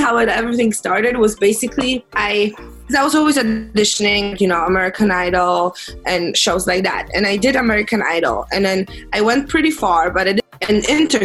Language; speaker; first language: English; non-native, fluent; Polish